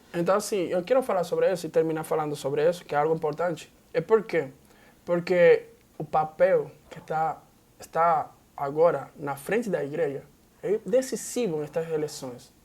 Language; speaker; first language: Portuguese; non-native, fluent; Spanish